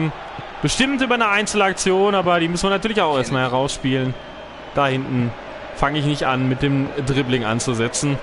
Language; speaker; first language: German; native; German